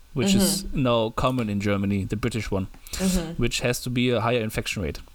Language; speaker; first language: English; non-native, fluent; German